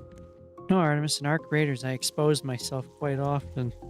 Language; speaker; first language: English; native; English